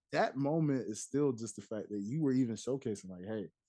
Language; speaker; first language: English; native; English